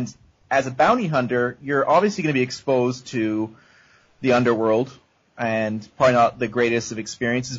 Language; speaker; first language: English; native; English